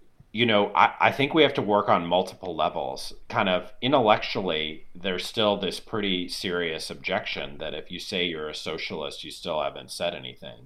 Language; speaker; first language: English; native; English